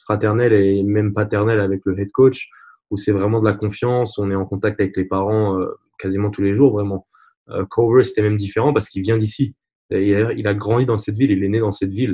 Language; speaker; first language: French; native; French